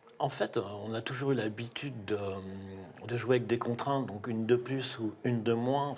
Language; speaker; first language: French; native; French